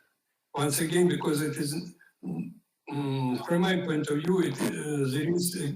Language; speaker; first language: English; non-native, fluent; Ukrainian